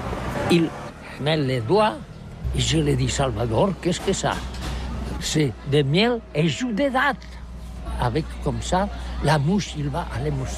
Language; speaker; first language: French; non-native, learner; Catalan